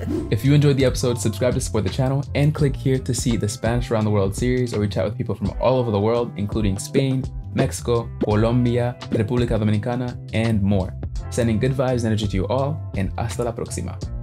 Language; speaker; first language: English; native; English